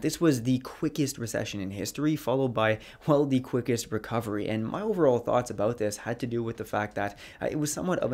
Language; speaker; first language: English; native; English